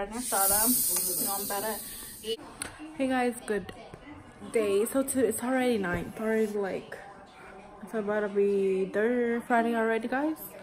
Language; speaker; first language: English; early bilingual, other home language; Spanish